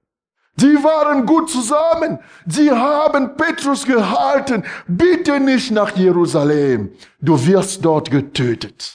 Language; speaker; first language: German; non-native, fluent; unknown